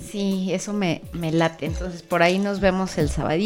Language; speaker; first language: Spanish; native; Spanish